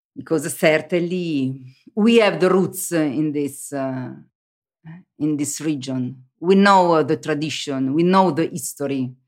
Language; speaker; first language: English; non-native, learner; Italian